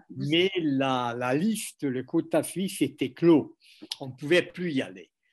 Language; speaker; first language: French; non-native, fluent; Hungarian